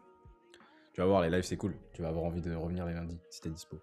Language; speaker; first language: French; native; French